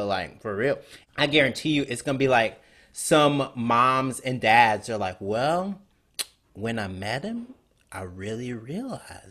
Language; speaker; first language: English; native; English